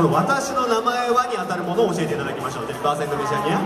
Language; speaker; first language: Japanese; native; Japanese